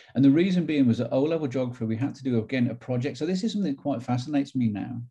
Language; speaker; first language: English; native; English